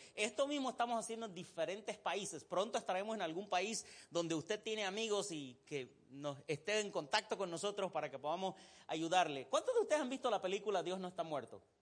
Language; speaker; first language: Spanish; non-native, fluent; Arabic